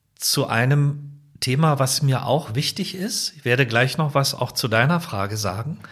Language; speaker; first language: German; native; German